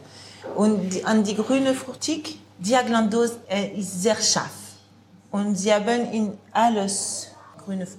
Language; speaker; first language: German; non-native, learner; French